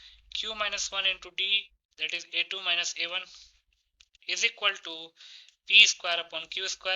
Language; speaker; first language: Hindi; native; Hindi